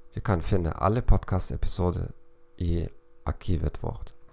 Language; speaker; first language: Norwegian; non-native, learner; German